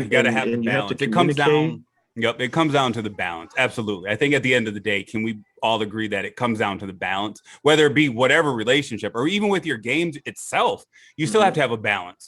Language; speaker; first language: English; native; English